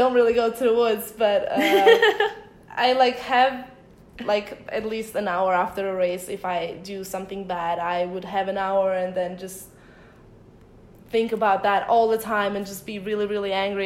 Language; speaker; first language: English; early bilingual, other home language; Bosnian